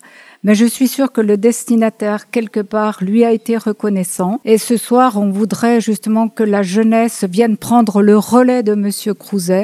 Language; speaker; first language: French; native; French